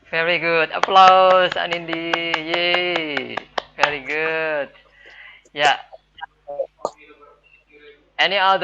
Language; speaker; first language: English; non-native, fluent; Indonesian